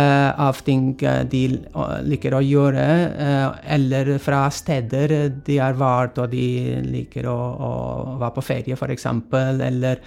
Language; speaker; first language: Norwegian; non-native, fluent; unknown